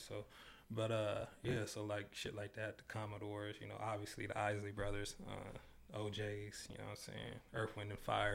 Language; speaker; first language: English; native; English